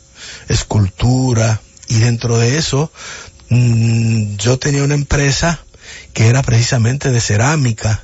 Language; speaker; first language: Spanish; native; Spanish